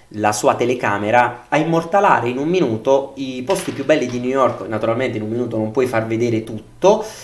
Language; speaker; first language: Italian; native; Italian